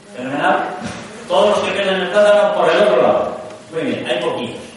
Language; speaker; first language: Spanish; native; Spanish